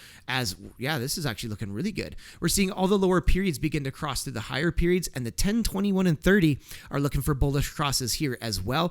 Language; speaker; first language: English; native; English